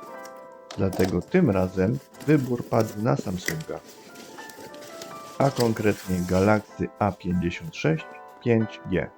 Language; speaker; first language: Polish; native; Polish